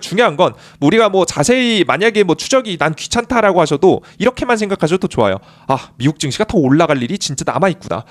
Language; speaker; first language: Korean; native; Korean